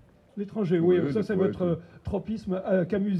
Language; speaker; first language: French; native; French